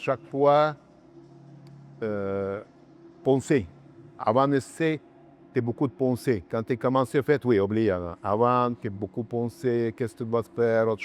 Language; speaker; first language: French; non-native, learner; Russian